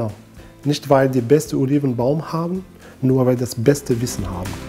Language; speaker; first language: German; non-native, fluent; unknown